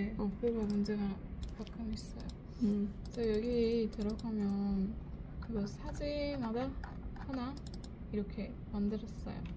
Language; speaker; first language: Korean; non-native, learner; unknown